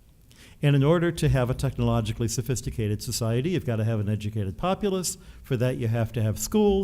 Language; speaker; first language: English; native; English